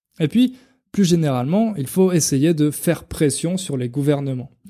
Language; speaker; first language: French; native; French